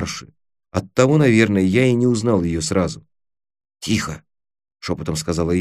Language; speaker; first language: Russian; native; Russian